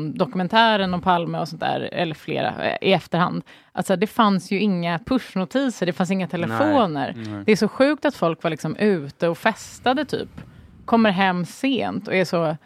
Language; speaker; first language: Swedish; native; Swedish